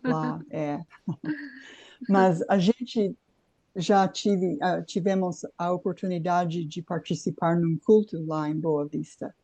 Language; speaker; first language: Portuguese; non-native, fluent; English